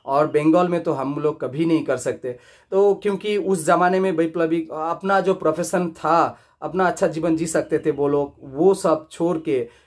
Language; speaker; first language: Hindi; non-native, local second language; Bangla